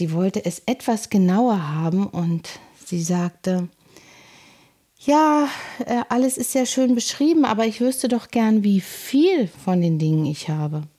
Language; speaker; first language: German; native; German